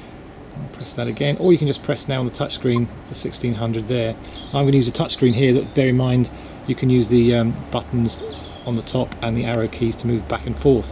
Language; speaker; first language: English; native; English